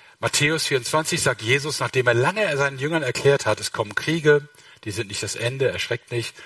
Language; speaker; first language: German; native; German